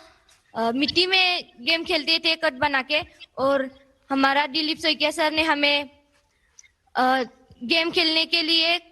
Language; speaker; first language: Hindi; non-native, local second language; Assamese